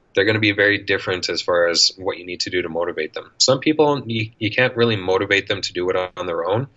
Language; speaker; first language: English; native; English